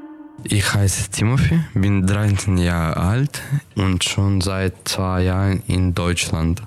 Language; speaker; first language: German; early bilingual, other home language; Ukrainian